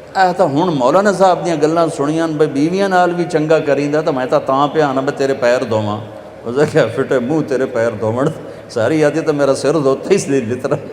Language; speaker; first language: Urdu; non-native, local second language; Punjabi